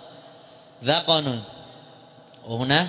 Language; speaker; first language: Arabic; non-native, fluent; Indonesian